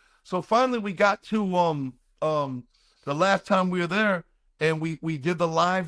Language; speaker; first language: English; native; English